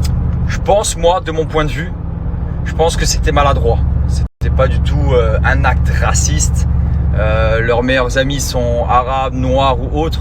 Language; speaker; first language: French; native; French